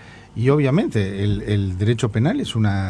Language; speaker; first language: Spanish; native; Spanish